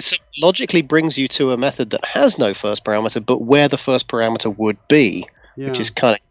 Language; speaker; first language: English; native; English